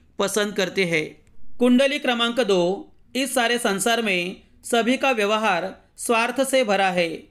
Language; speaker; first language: Hindi; non-native, local second language; Marathi